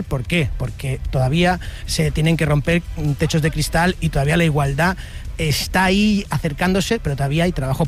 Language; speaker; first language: Spanish; native; Spanish